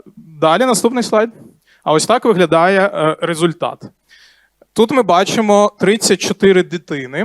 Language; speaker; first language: Ukrainian; non-native, local second language; Russian